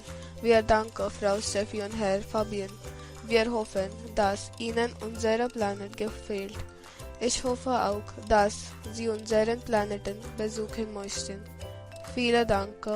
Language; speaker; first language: German; non-native, learner; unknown